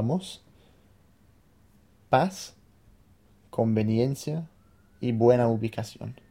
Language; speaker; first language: Spanish; non-native, fluent; English